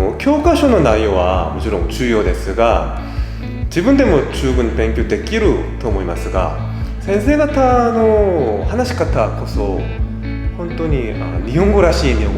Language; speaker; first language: Japanese; non-native, fluent; Korean